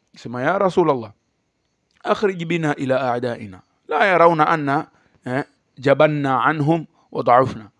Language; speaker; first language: Swahili; native; Swahili